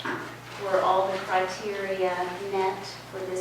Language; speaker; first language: English; native; English